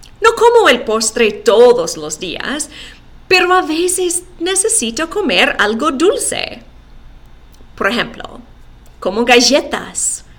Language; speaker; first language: Spanish; non-native, fluent; English